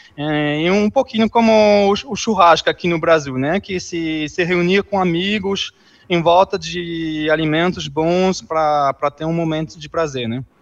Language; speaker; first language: Portuguese; non-native, fluent; French